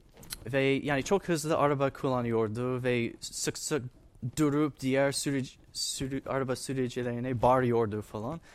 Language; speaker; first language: Turkish; non-native, fluent; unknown